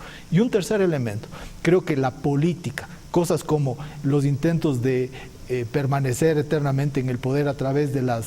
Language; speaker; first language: Spanish; native; Spanish